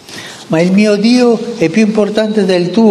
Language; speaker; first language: Italian; non-native, fluent; Spanish